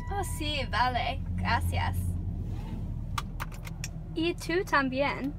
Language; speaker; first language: Spanish; non-native, learner; English